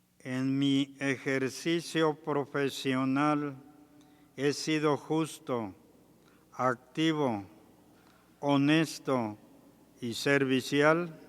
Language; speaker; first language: Spanish; native; Spanish